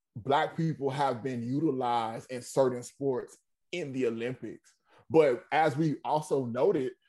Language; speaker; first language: English; native; English